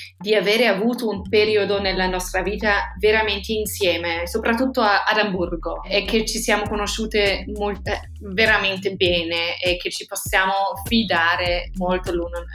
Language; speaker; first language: Italian; non-native, fluent; German